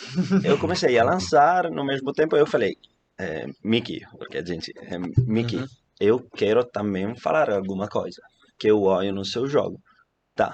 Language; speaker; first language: Portuguese; non-native, fluent; Italian